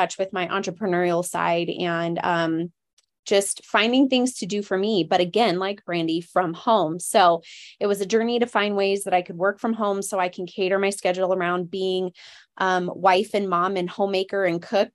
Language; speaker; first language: English; native; English